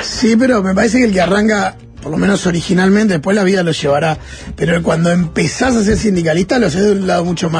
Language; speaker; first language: Spanish; native; Spanish